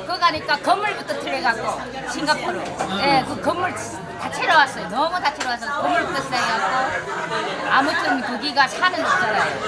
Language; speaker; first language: Korean; early bilingual, heritage; Korean